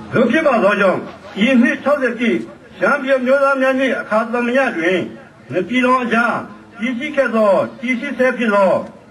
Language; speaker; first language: Burmese; non-native, local second language; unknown